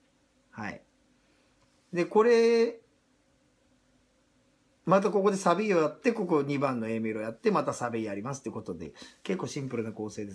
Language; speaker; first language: Japanese; native; Japanese